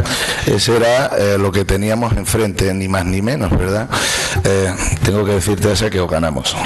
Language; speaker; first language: Spanish; native; Spanish